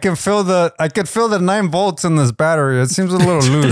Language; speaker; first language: English; early bilingual, other home language; Spanish